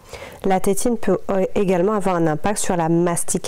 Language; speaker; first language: French; native; French